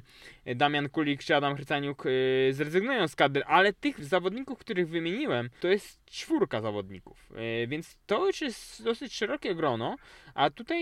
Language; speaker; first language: Polish; native; Polish